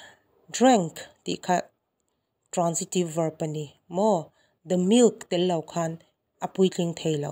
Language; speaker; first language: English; non-native, local second language; Mizo